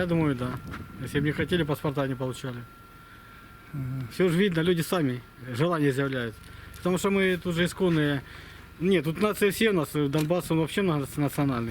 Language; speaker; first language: Russian; native; Russian